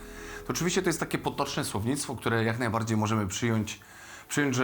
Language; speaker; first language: Polish; native; Polish